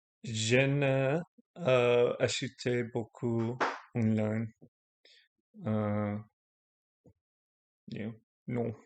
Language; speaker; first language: French; non-native, learner; English